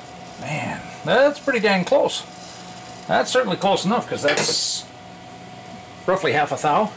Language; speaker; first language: English; native; English